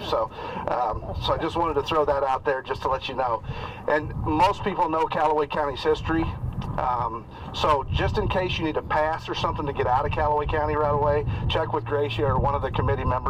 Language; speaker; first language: English; native; English